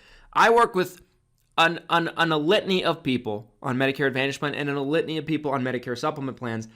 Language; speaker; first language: English; native; English